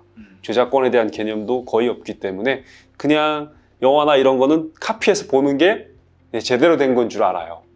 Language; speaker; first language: Korean; native; Korean